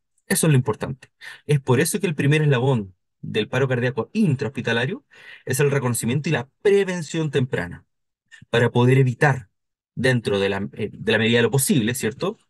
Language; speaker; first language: Spanish; native; Spanish